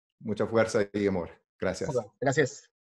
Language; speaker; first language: Spanish; non-native, learner; English